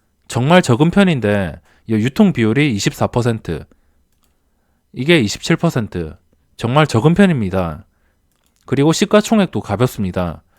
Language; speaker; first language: Korean; native; Korean